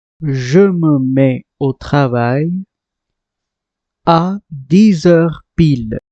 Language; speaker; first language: French; non-native, fluent; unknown